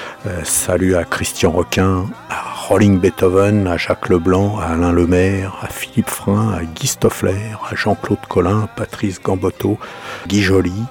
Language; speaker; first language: French; native; French